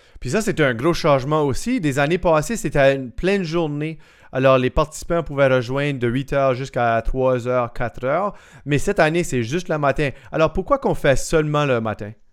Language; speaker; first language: French; native; French